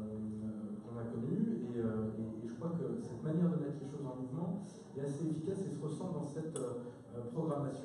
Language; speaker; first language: French; native; French